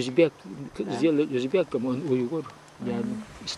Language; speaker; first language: Russian; non-native, local second language; Uyghur